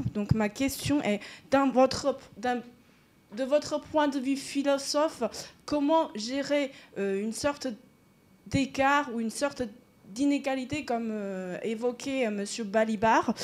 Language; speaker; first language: French; non-native, fluent; Chinese